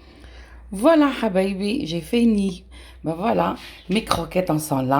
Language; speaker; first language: French; non-native, local second language; Arabic